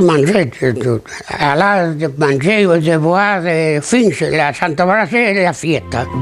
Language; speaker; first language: French; non-native, learner; Spanish